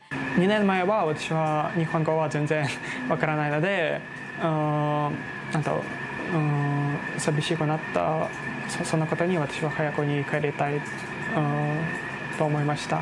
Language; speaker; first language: Japanese; non-native, learner; Ukrainian